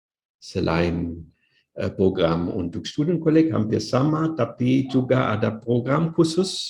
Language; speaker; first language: Indonesian; non-native, fluent; German